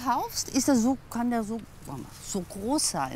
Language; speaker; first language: German; native; German